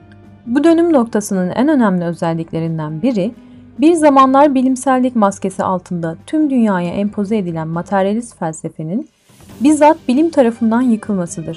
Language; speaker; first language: Turkish; native; Turkish